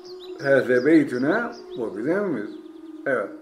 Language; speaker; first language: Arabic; non-native, fluent; Turkish